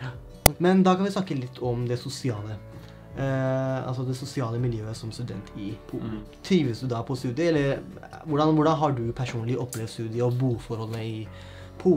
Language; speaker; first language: Norwegian; native; Norwegian